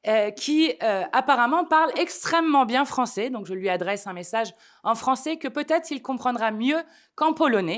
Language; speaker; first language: French; native; French